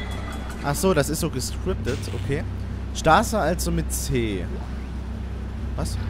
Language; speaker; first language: German; native; German